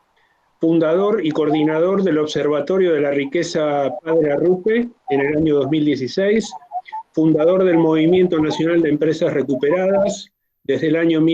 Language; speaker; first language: Spanish; native; Spanish